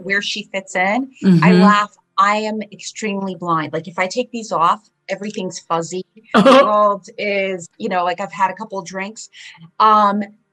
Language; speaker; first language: English; early bilingual, other home language; Polish